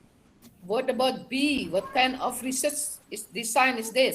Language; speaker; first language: English; non-native, fluent; Javanese